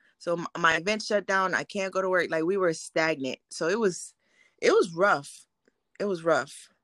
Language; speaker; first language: English; early bilingual, other home language; Haitian Creole